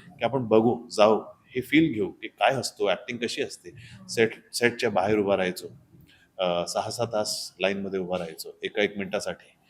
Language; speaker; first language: Marathi; non-native, local second language; Hindi